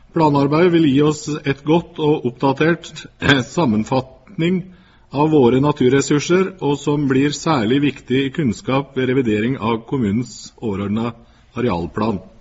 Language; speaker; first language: Norwegian; native; Norwegian